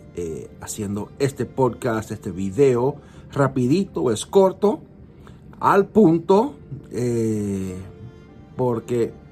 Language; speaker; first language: Spanish; early bilingual, heritage; Spanish